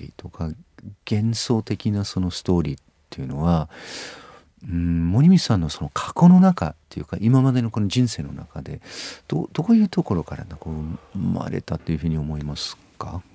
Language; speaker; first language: Japanese; non-native, fluent; English